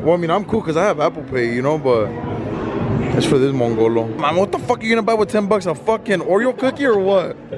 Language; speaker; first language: English; early bilingual, other home language; Spanish